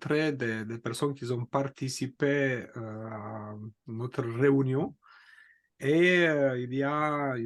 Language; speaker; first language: French; non-native, fluent; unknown